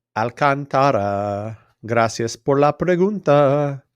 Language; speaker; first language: Spanish; non-native, learner; English